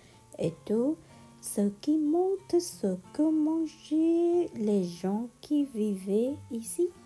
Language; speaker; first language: French; non-native, learner; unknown